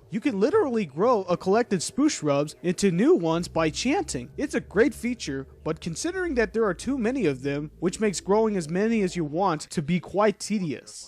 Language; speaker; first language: English; non-native, fluent; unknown